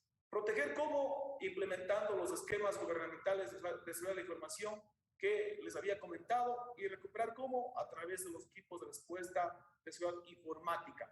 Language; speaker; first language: Spanish; native; Spanish